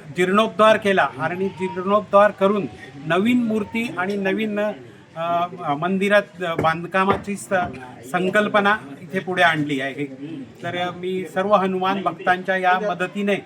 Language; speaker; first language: Marathi; native; Marathi